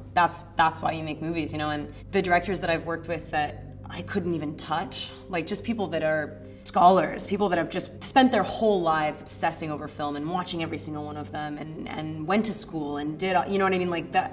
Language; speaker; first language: English; native; English